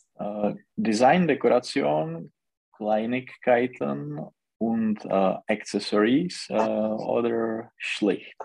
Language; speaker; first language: German; non-native, learner; Czech